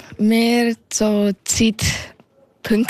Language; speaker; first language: German; early bilingual, heritage; German